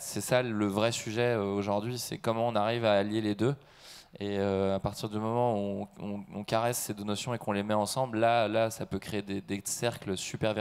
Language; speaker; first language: French; native; French